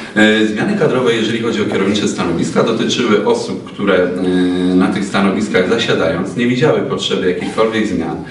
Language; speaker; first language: Polish; native; Polish